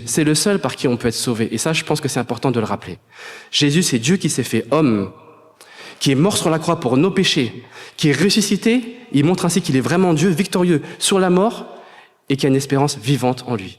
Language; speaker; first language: French; native; French